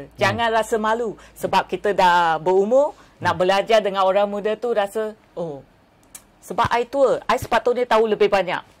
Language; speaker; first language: Malay; non-native, local second language; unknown